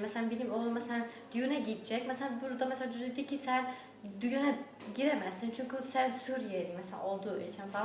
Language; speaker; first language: Turkish; non-native, learner; Arabic